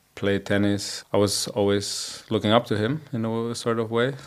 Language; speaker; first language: English; non-native, fluent; Slovenian